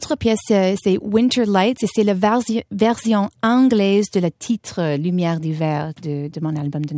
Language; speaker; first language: French; non-native, fluent; English